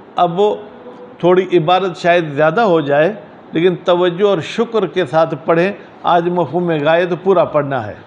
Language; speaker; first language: Urdu; non-native, local second language; Sindhi